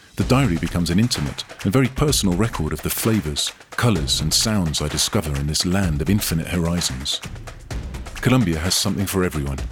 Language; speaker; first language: English; native; English